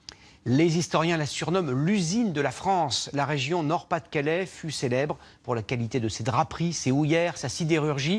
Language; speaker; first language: French; native; French